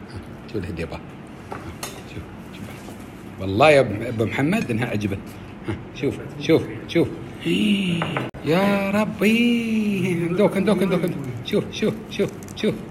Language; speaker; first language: Arabic; native; Arabic